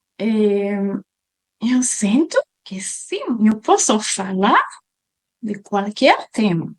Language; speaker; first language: Portuguese; non-native, fluent; French